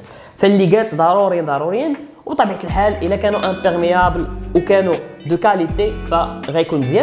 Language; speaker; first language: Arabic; native; Arabic